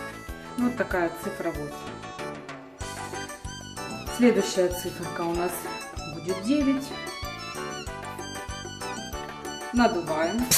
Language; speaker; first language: Russian; native; Russian